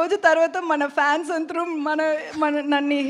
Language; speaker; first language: Telugu; non-native, learner; Tamil